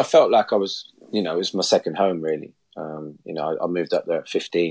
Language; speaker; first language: English; native; English